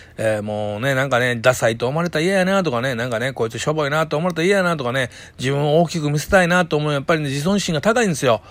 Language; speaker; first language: Japanese; native; Japanese